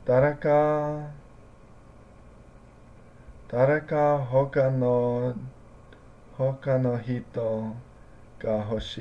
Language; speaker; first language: Japanese; non-native, learner; English